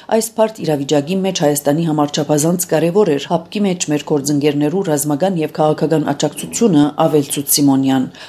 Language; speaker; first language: Armenian; native; Armenian